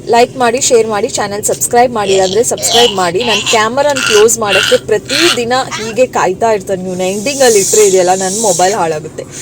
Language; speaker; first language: Kannada; native; Kannada